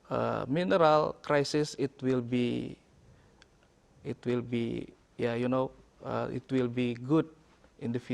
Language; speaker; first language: English; non-native, learner; Indonesian